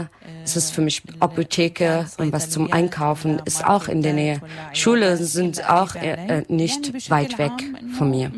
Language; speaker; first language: German; non-native, learner; Arabic